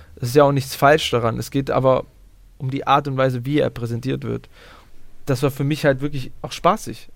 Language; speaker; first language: German; early bilingual, other home language; Bosnian